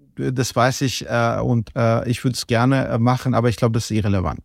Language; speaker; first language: German; non-native, fluent; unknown